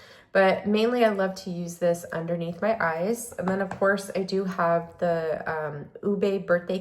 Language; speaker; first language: English; native; English